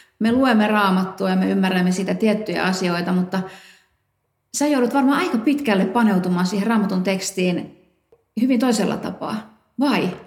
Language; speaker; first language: Finnish; native; Finnish